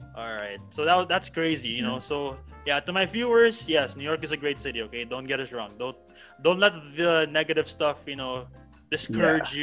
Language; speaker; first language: English; non-native, local second language; Filipino